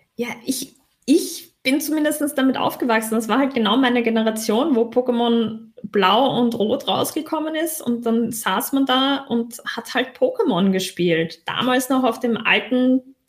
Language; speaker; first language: German; native; German